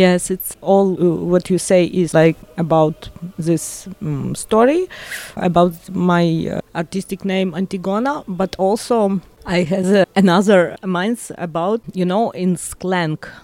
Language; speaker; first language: English; non-native, learner; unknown